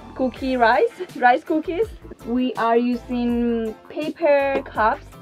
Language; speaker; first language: English; non-native, fluent; Spanish